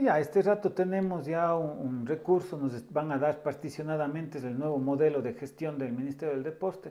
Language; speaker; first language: Spanish; native; Spanish